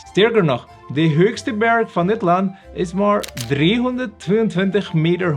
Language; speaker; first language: Dutch; non-native, learner; Spanish